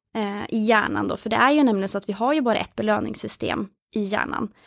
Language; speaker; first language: Swedish; non-native, fluent; Norwegian